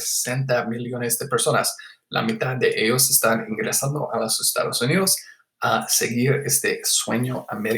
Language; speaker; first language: Spanish; non-native, fluent; English